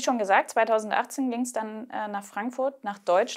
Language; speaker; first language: German; native; German